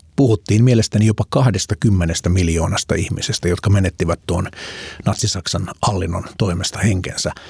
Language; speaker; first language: Finnish; native; Finnish